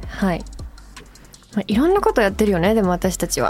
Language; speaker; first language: Japanese; early bilingual, heritage; Japanese